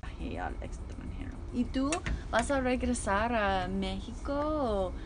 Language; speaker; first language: Spanish; non-native, fluent; English